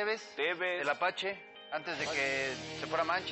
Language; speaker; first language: Spanish; native; Spanish